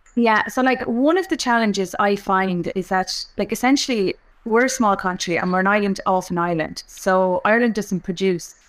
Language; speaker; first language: English; native; English